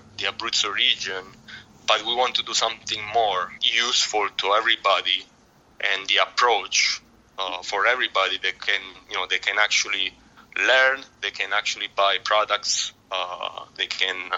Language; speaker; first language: English; non-native, fluent; Italian